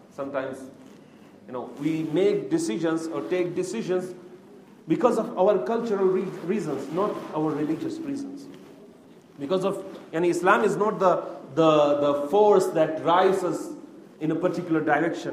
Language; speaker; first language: English; non-native, local second language; Urdu